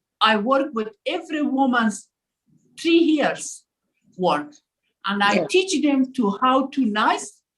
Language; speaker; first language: English; non-native, learner; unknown